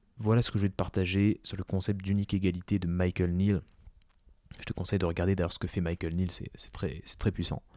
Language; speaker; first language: French; native; French